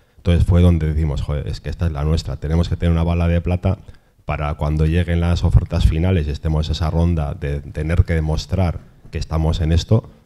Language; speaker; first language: Spanish; non-native, local second language; Basque